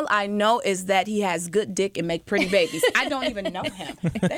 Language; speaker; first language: English; native; English